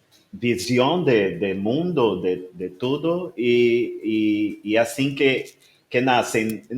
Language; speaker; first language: Spanish; non-native, learner; Portuguese